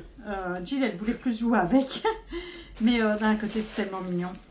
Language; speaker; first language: French; native; French